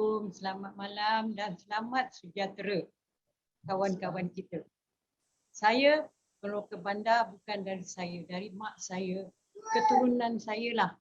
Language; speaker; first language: Malay; native; Malay